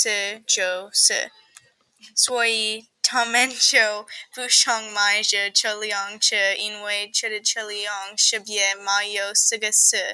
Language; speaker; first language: Chinese; non-native, learner; English